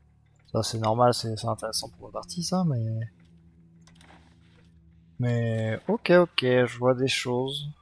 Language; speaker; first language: French; native; French